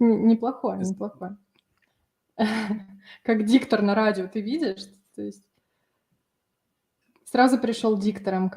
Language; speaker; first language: Russian; native; Russian